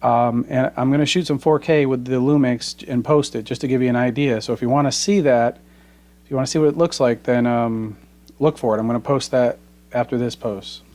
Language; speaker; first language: English; native; English